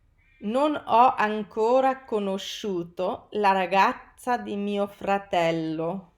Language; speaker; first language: Italian; non-native, fluent; English